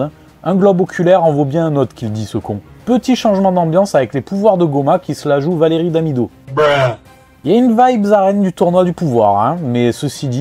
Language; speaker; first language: French; native; French